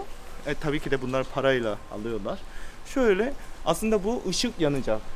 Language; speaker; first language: Turkish; non-native, fluent; Korean